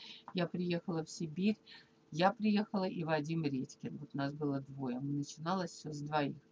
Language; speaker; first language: Russian; native; Russian